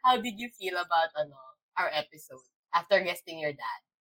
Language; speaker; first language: English; non-native, local second language; Filipino